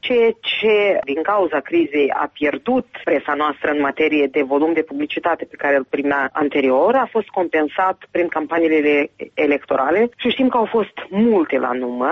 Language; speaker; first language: Romanian; native; Romanian